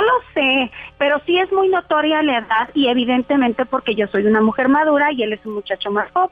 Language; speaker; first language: Spanish; native; Spanish